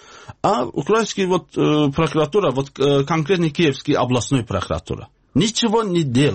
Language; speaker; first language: Russian; non-native, learner; Azerbaijani